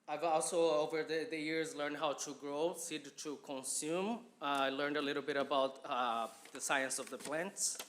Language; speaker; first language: English; non-native, fluent; Portuguese